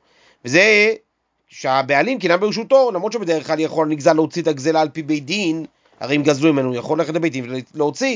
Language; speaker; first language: Hebrew; native; Hebrew